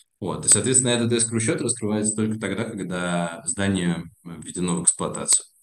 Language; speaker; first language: Russian; native; Russian